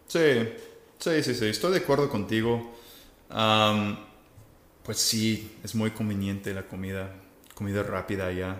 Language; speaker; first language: Spanish; non-native, fluent; English